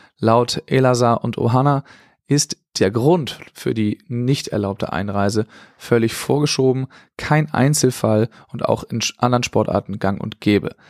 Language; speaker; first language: German; native; German